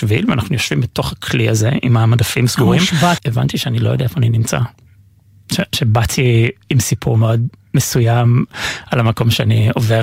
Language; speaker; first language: Hebrew; non-native, fluent; English